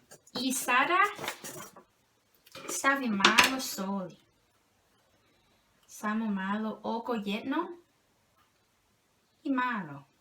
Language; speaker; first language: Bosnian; non-native, learner; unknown